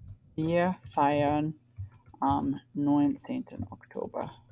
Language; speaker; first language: German; non-native, fluent; English